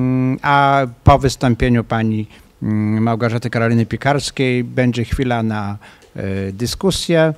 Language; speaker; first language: Polish; native; Polish